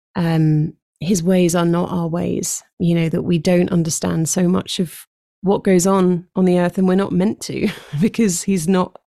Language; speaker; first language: English; native; English